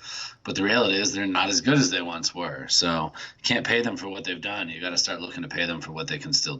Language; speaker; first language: English; native; English